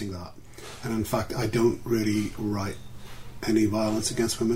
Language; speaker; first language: English; native; English